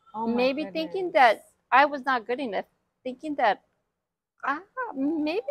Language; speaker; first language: English; native; English